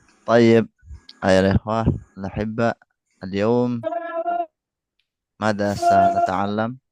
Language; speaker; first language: Arabic; non-native, fluent; Indonesian